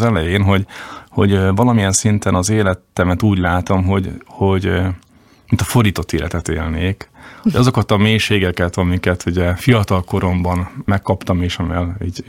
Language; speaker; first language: Hungarian; native; Hungarian